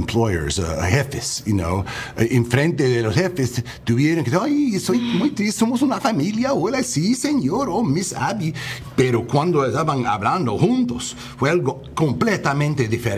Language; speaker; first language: Spanish; non-native, learner; English